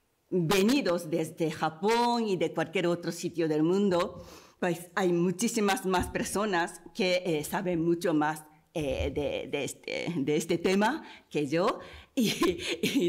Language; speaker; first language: Spanish; non-native, fluent; Japanese